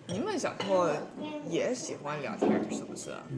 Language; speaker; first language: Chinese; non-native, learner; English